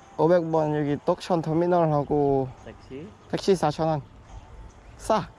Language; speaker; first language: Korean; non-native, learner; Thai